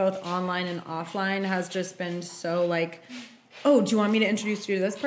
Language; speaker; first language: English; native; English